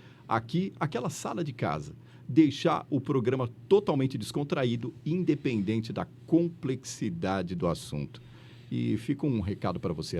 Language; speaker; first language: Portuguese; native; Portuguese